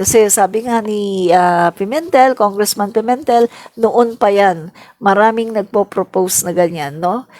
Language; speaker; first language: Filipino; non-native, local second language; Cebuano